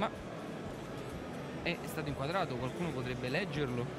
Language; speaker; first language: Italian; native; Italian